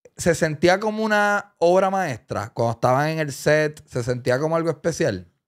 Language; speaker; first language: Spanish; native; Spanish